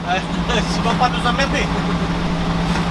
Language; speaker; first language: French; native; French